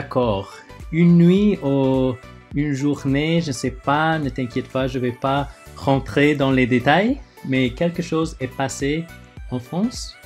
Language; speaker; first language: French; early bilingual, other home language; Chinese